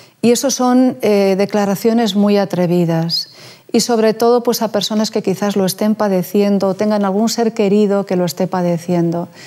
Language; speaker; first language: Spanish; native; Spanish